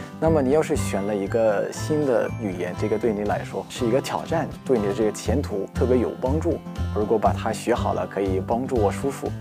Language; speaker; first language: Chinese; non-native, fluent; Arabic